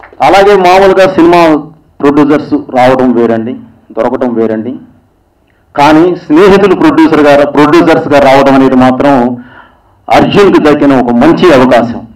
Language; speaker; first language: Telugu; native; Telugu